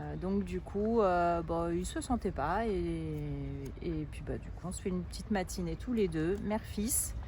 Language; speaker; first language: French; native; French